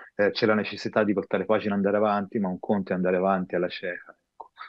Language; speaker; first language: Italian; native; Italian